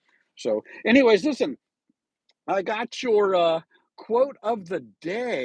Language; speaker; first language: English; native; English